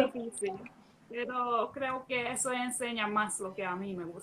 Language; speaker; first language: Spanish; non-native, fluent; Hungarian